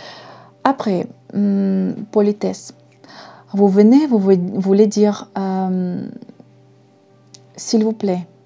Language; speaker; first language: French; non-native, fluent; Russian